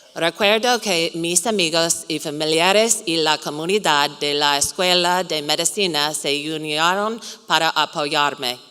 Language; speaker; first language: Spanish; non-native, learner; English